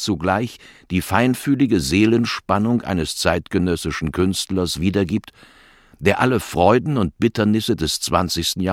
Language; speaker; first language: German; native; German